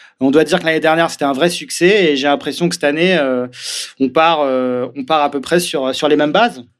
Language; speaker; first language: French; native; French